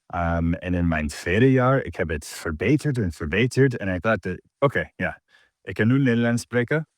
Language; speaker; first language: Dutch; non-native, learner; English